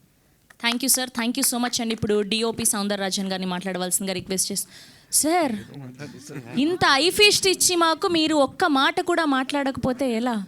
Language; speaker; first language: Telugu; native; Telugu